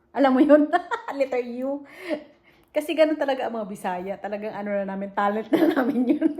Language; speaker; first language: Filipino; native; Filipino